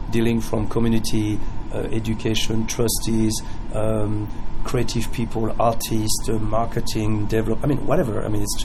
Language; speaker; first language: English; non-native, fluent; French